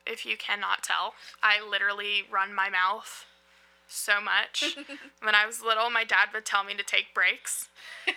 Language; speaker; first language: English; native; English